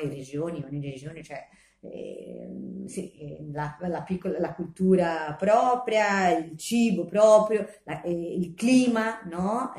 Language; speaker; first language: Italian; non-native, fluent; Portuguese